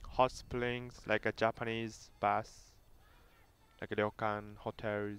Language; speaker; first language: English; non-native, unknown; Japanese